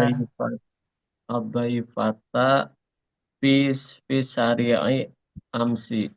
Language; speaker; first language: Arabic; non-native, learner; Indonesian